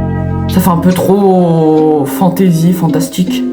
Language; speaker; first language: French; native; French